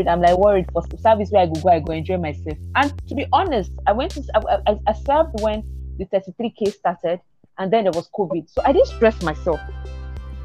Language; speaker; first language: English; non-native, local second language; Igbo